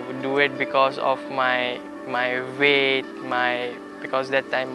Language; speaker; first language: English; non-native, local second language; Malay